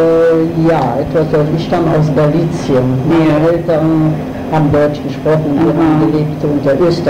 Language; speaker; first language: German; non-native, fluent; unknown